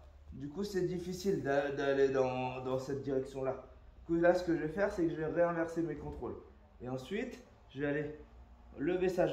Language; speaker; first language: French; native; French